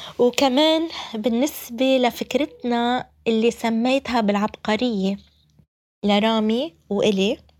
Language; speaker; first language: Arabic; native; Arabic